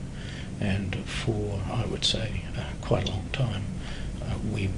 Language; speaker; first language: English; native; English